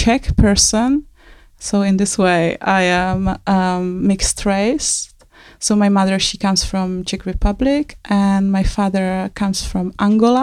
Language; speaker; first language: English; non-native, fluent; Czech